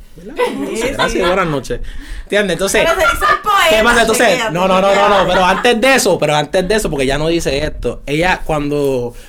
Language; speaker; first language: Spanish; native; Spanish